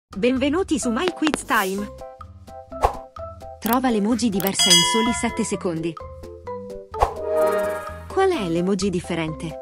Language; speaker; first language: Italian; native; Italian